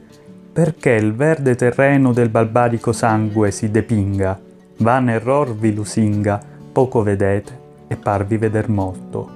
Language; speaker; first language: Italian; native; Italian